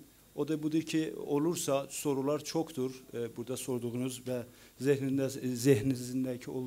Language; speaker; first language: Turkish; non-native, learner; Azerbaijani